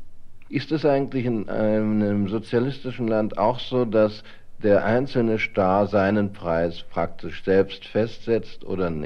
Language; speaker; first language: German; native; German